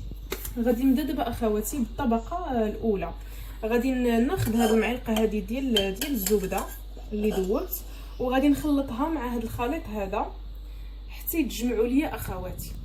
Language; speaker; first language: Arabic; native; Arabic